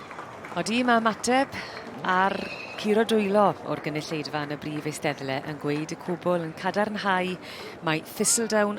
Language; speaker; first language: Welsh; native; Welsh